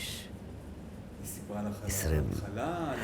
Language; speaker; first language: Hebrew; native; Hebrew